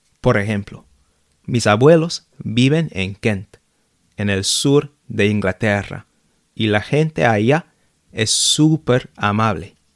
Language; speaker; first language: Spanish; non-native, fluent; English